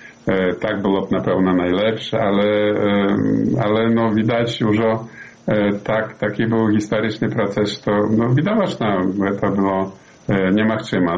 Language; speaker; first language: Polish; non-native, learner; Belarusian